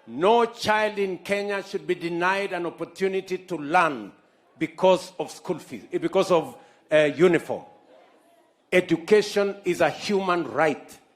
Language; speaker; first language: English; non-native, local second language; Kalenjin